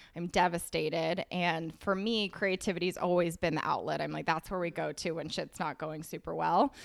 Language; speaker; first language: English; native; English